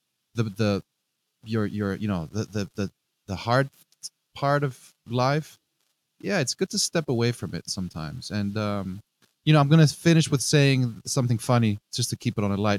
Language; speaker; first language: English; non-native, fluent; Greek